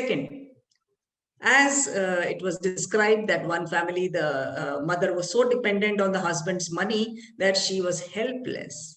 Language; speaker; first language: English; non-native, local second language; Malayalam